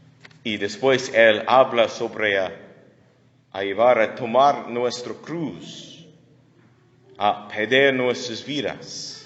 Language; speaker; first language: Spanish; non-native, fluent; English